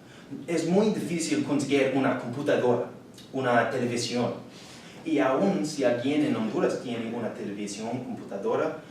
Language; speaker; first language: Spanish; non-native, learner; English